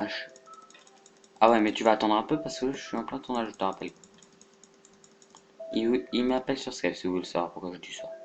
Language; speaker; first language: French; native; French